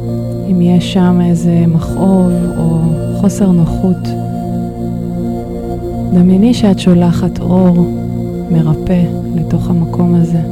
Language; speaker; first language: Hebrew; native; Hebrew